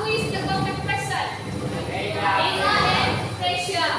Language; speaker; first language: English; non-native, learner; Indonesian